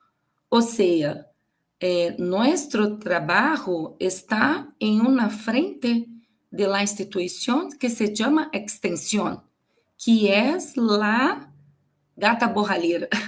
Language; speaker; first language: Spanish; non-native, learner; Portuguese